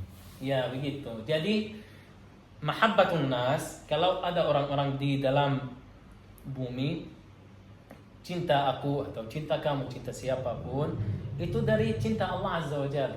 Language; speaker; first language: Indonesian; non-native, learner; Arabic